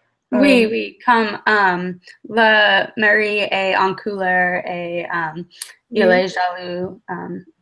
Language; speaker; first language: French; non-native, learner; English